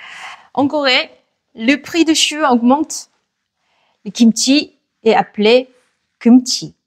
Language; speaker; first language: French; non-native, learner; Korean